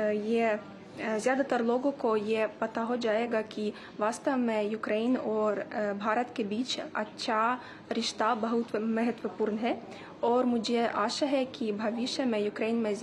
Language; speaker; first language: Hindi; non-native, learner; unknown